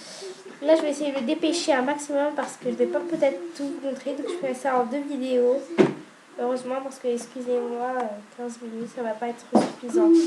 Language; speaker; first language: French; native; French